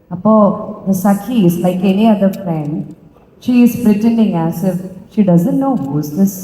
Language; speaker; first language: English; non-native, local second language; Malayalam